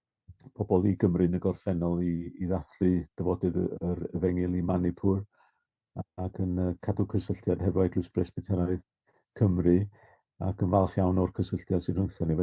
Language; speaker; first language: Welsh; native; Welsh